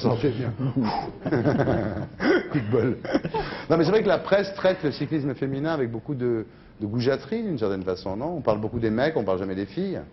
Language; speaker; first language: French; native; French